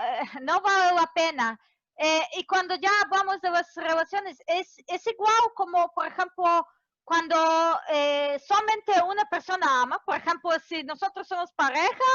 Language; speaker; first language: Spanish; non-native, fluent; Serbian